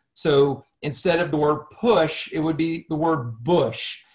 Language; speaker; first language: English; native; English